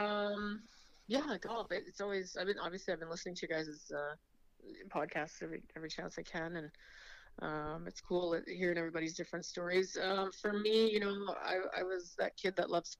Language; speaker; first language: English; native; English